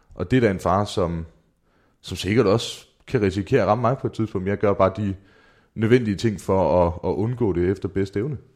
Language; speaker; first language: Danish; native; Danish